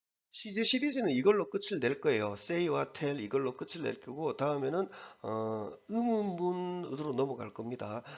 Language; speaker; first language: Korean; native; Korean